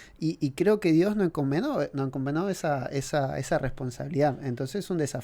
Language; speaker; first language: Spanish; native; Spanish